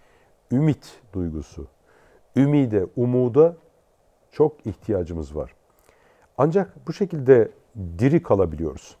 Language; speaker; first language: Turkish; native; Turkish